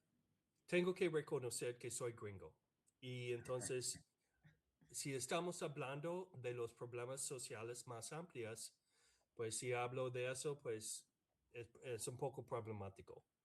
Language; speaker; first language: Spanish; non-native, fluent; English